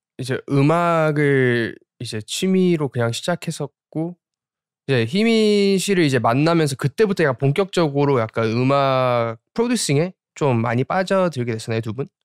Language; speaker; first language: Korean; early bilingual, heritage; Korean